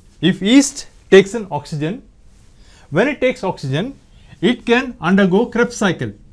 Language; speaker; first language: English; non-native, local second language; Tamil